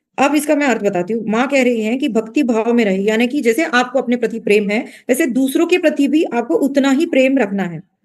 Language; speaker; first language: Hindi; non-native, local second language; Marathi